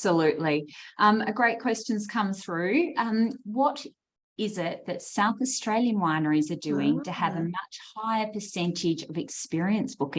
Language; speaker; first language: English; native; English